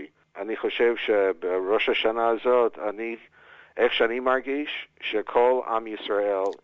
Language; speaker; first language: Hebrew; non-native, fluent; English